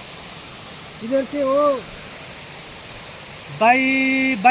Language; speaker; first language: Hindi; non-native, local second language; Nepali